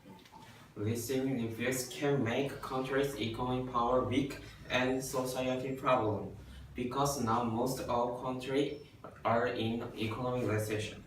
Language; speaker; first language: English; non-native, learner; Korean